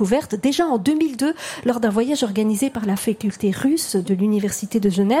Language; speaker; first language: French; native; French